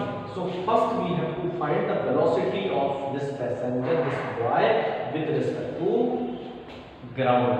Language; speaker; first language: English; non-native, local second language; Hindi